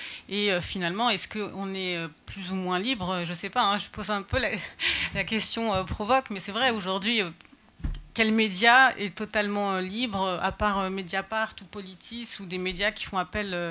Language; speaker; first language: French; native; French